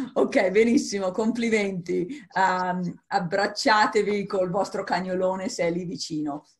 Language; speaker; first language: Italian; early bilingual, heritage; English